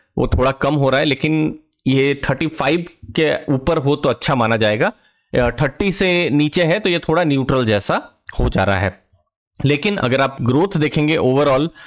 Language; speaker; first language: Hindi; native; Hindi